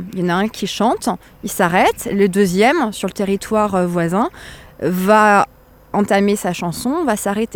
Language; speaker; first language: French; native; French